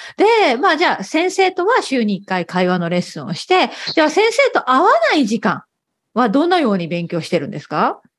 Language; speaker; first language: Japanese; native; Japanese